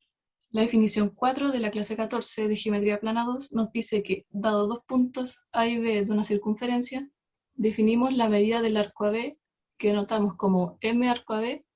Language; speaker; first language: Spanish; native; Spanish